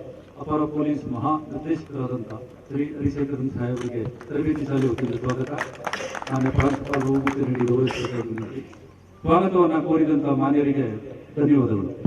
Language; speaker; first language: Kannada; native; Kannada